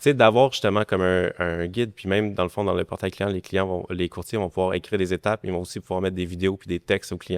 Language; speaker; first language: French; native; French